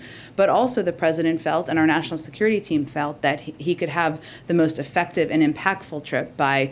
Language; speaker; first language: English; native; English